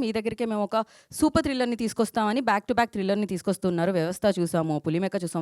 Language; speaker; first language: Telugu; native; Telugu